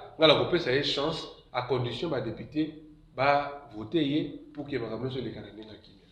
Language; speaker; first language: Lingala; non-native, local second language; Kongo